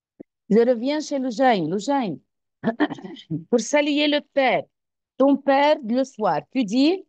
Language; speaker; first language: French; non-native, fluent; Arabic